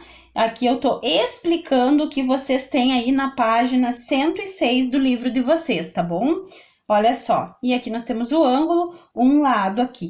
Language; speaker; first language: Portuguese; native; Portuguese